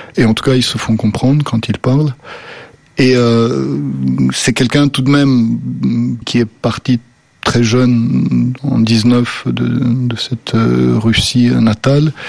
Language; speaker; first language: French; early bilingual, other home language; Slovenian